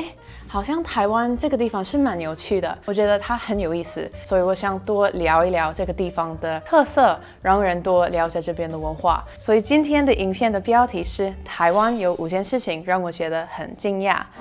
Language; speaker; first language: Chinese; non-native, fluent; English